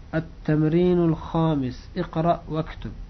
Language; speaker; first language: Arabic; non-native, fluent; Uzbek